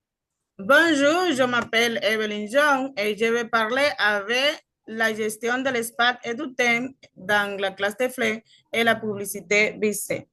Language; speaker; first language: French; non-native, learner; Spanish